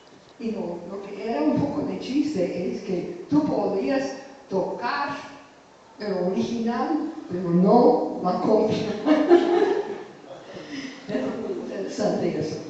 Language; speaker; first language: Spanish; non-native, fluent; English